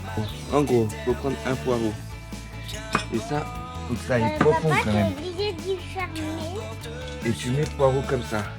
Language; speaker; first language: French; native; French